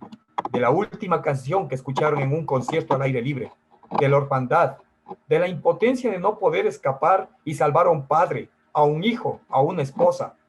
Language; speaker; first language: Spanish; native; Spanish